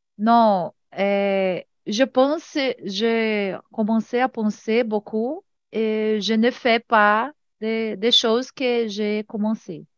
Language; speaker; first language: French; non-native, learner; Portuguese